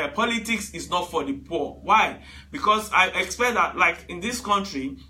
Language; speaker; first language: English; non-native, local second language; Yoruba